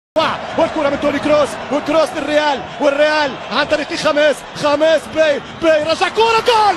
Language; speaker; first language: Arabic; native; Arabic